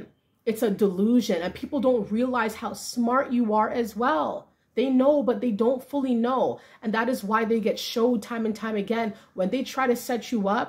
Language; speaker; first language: English; native; English